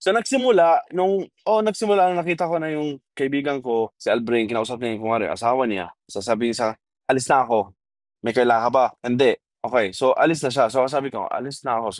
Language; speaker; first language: Filipino; non-native, fluent; Arabic